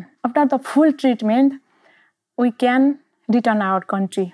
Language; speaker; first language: English; non-native, learner; Nepali